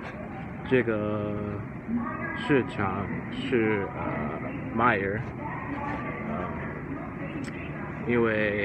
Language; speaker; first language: Chinese; non-native, learner; English